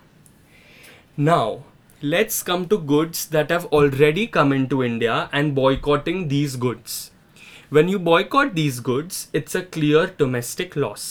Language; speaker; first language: English; non-native, local second language; Hindi